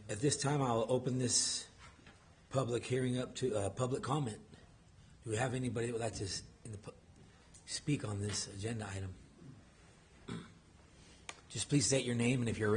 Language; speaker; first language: English; native; English